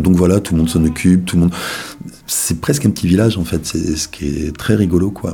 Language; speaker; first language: French; native; French